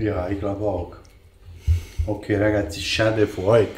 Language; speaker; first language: German; non-native, learner; Italian